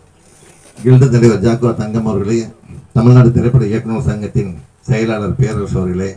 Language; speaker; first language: Tamil; native; Tamil